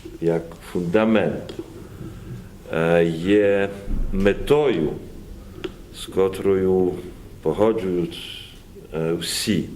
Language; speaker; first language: Ukrainian; non-native, learner; Polish